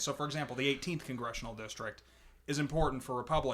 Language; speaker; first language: English; native; English